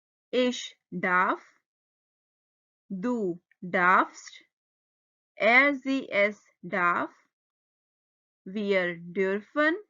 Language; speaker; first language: German; non-native, fluent; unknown